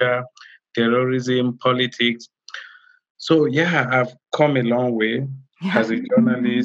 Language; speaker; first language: English; non-native, local second language; French